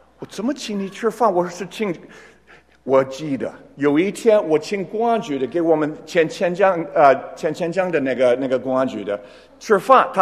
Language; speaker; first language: Chinese; non-native, fluent; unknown